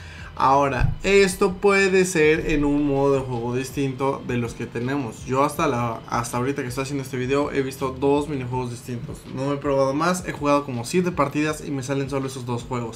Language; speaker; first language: Spanish; native; Spanish